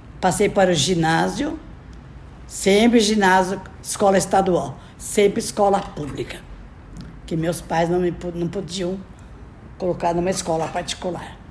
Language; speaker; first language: Portuguese; native; Portuguese